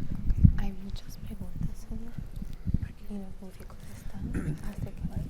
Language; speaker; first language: Spanish; non-native, fluent; English